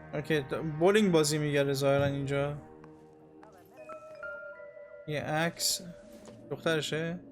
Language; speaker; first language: Persian; native; Persian